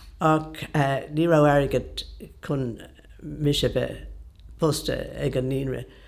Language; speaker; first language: Irish; non-native, local second language; English